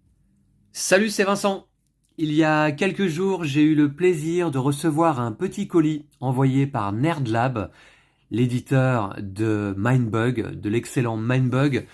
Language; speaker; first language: French; native; French